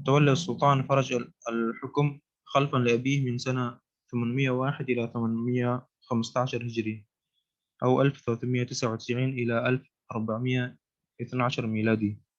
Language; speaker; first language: Arabic; non-native, learner; Indonesian